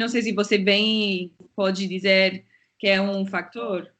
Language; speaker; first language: Portuguese; non-native, fluent; English